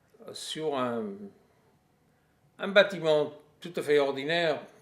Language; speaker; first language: French; non-native, fluent; English